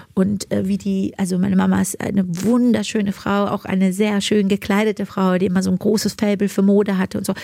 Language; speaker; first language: German; early bilingual, other home language; Persian